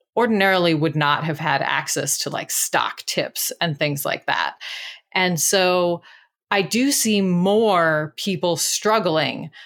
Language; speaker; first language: English; native; English